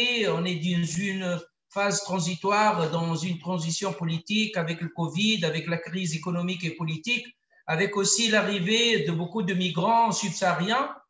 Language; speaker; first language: French; non-native, local second language; Arabic